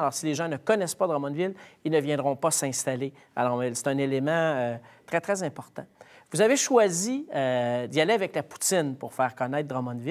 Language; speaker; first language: French; native; French